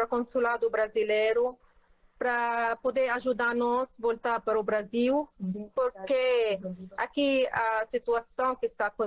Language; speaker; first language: Portuguese; non-native, fluent; Arabic